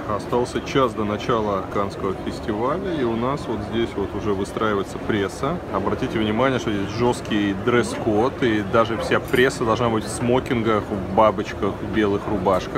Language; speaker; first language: Russian; native; Russian